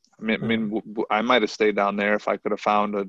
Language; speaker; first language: English; native; English